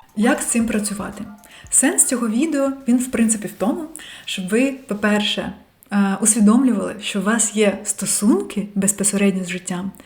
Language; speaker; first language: Ukrainian; non-native, local second language; Russian